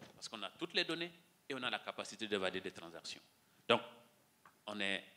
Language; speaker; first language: French; non-native, local second language; Mossi